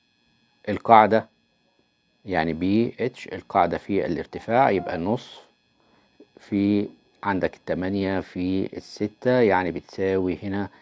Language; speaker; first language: Arabic; native; Arabic